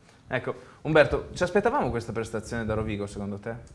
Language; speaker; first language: Italian; native; Italian